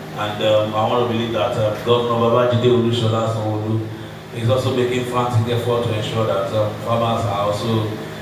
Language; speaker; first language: English; non-native, local second language; Yoruba